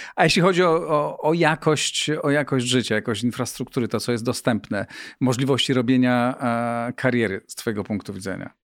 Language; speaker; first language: Polish; native; Polish